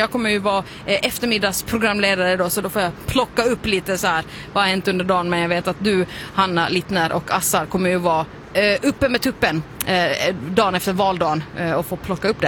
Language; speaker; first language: Swedish; native; Swedish